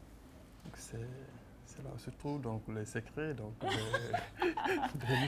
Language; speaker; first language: French; non-native, local second language; Wolof